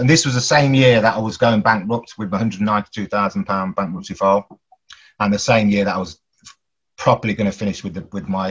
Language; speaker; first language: English; native; English